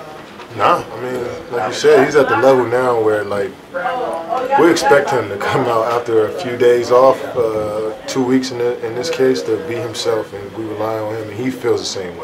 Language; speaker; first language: English; native; English